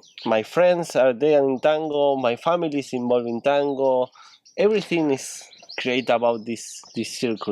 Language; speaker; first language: English; non-native, learner; Spanish